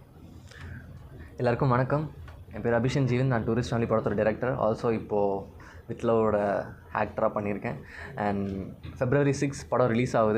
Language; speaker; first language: Tamil; native; Tamil